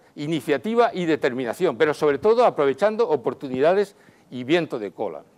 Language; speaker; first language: Spanish; native; Spanish